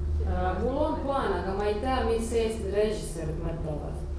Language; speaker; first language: Estonian; non-native, learner; Croatian